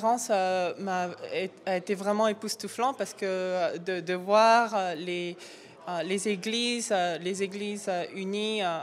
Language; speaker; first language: French; non-native, fluent; Korean